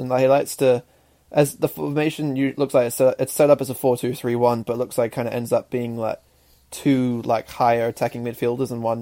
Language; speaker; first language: English; native; English